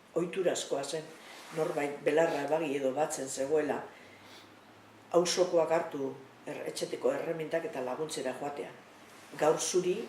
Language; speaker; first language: Basque; native; Basque